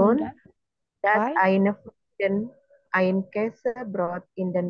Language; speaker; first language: German; non-native, learner; Indonesian